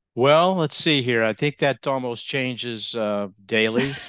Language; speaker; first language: English; native; English